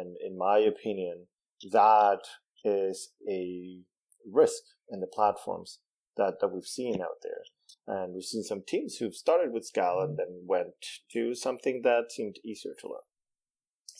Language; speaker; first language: English; non-native, fluent; Spanish